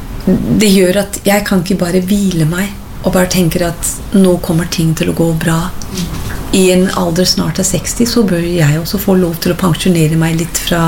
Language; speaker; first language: Norwegian; non-native, fluent; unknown